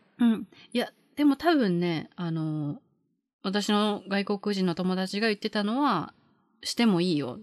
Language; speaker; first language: Japanese; native; Japanese